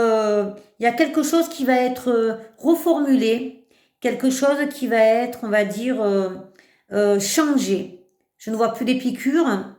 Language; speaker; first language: French; native; French